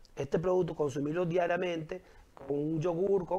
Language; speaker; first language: Spanish; native; Spanish